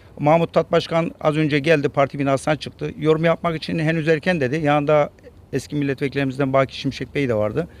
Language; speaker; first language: Turkish; native; Turkish